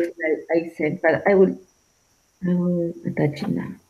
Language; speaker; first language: English; non-native, learner; Spanish